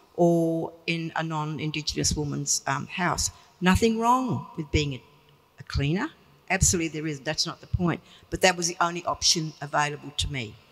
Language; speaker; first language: English; native; English